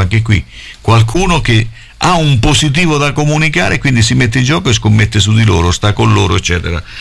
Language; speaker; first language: Italian; native; Italian